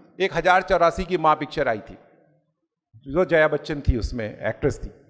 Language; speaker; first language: Hindi; native; Hindi